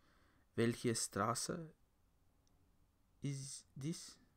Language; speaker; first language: German; non-native, learner; English